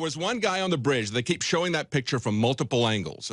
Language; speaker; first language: English; native; English